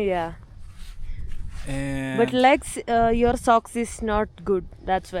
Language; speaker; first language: English; non-native, learner; Malayalam